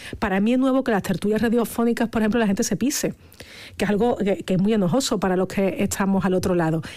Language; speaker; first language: Spanish; native; Spanish